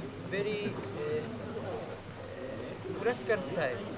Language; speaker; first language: English; non-native, learner; Japanese